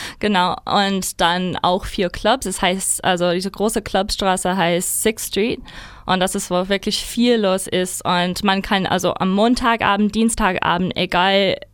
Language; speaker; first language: German; non-native, learner; English